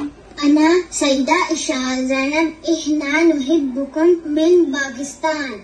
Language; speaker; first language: Arabic; non-native, learner; Urdu